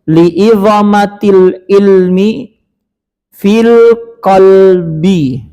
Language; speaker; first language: Arabic; non-native, fluent; Indonesian